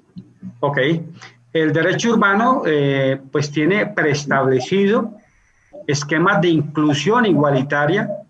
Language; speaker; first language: Spanish; native; Spanish